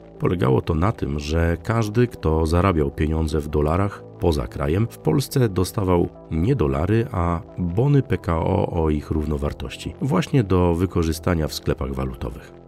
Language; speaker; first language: Polish; native; Polish